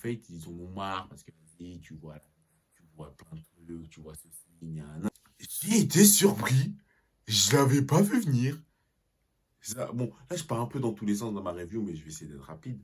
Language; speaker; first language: French; native; French